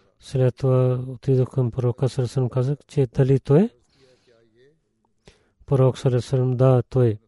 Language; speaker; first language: Bulgarian; non-native, learner; Urdu